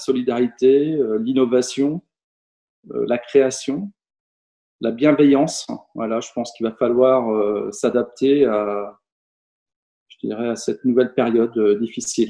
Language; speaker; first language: French; native; French